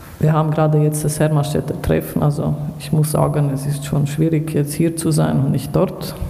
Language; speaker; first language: German; native; German